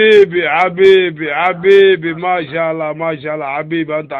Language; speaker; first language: Arabic; non-native, learner; Somali